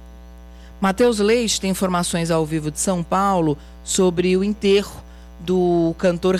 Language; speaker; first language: Portuguese; native; Portuguese